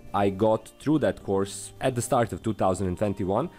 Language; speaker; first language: English; non-native, fluent; Serbian